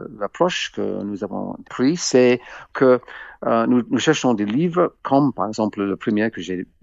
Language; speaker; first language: French; non-native, fluent; English